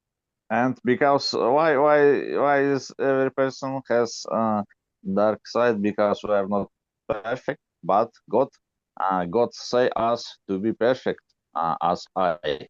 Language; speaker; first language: English; non-native, learner; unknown